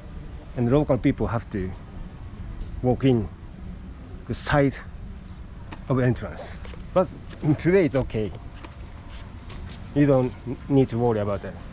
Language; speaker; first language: English; non-native, learner; Japanese